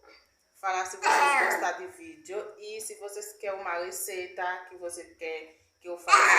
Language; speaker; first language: Portuguese; non-native, learner; Haitian Creole